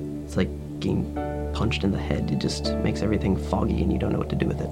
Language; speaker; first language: English; native; English